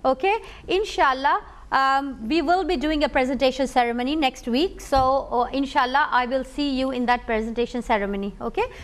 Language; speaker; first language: English; non-native, local second language; Urdu